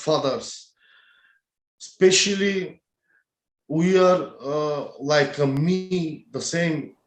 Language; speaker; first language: English; non-native, learner; Bulgarian